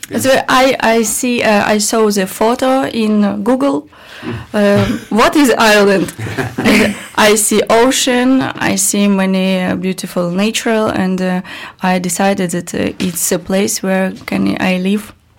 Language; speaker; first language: English; non-native, learner; Russian